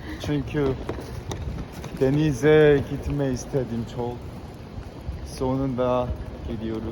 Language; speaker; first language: Turkish; non-native, learner; Korean